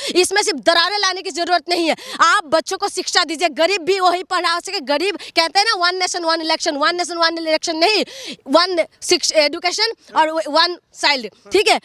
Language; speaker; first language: Hindi; non-native, local second language; Assamese